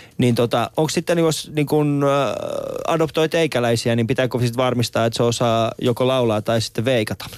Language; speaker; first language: Finnish; early bilingual, other home language; Persian